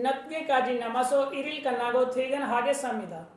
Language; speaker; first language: Korean; non-native, learner; Urdu